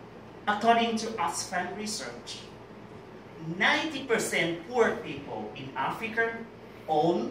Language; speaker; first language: English; non-native, learner; Vietnamese